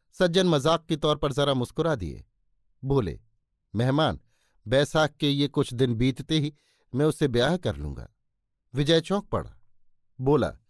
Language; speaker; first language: Hindi; native; Hindi